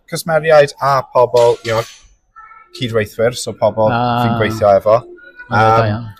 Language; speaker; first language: Welsh; non-native, local second language; English